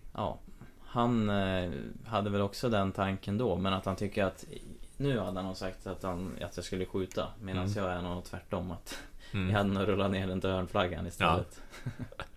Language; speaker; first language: Swedish; native; Swedish